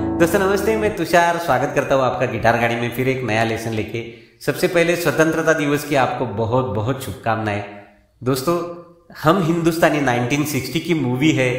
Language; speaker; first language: Hindi; non-native, local second language; Marathi